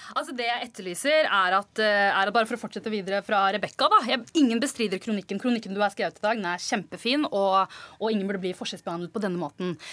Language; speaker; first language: Norwegian; early bilingual, other home language; Tamil